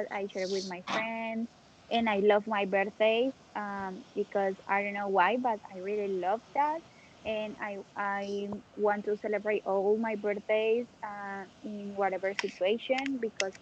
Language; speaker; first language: English; non-native, learner; Spanish